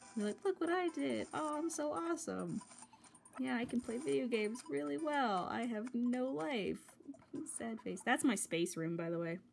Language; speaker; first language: English; native; English